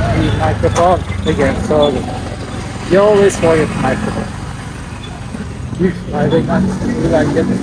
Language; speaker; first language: English; non-native, learner; Turkish